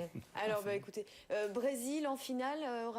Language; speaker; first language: French; native; French